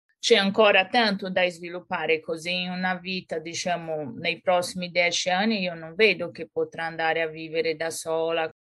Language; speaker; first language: Italian; non-native, fluent; Portuguese